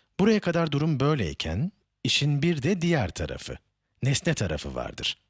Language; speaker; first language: Turkish; native; Turkish